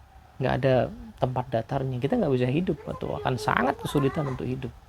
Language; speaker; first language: Indonesian; native; Indonesian